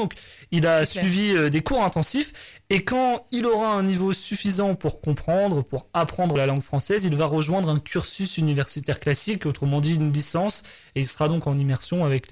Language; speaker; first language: French; native; French